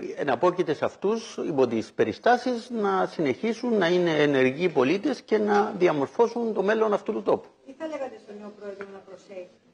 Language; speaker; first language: Greek; native; Greek